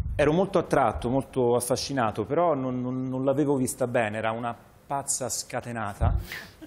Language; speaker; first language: Italian; native; Italian